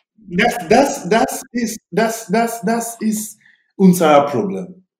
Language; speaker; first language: German; non-native, learner; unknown